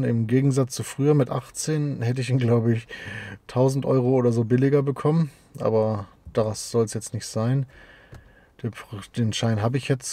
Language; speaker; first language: German; native; German